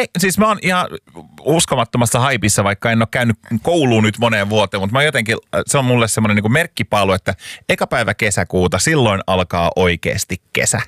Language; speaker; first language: Finnish; non-native, local second language; Swedish